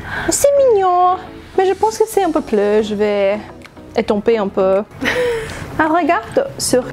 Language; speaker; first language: French; non-native, learner; English